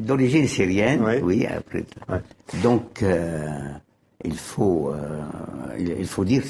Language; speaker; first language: French; non-native, fluent; Arabic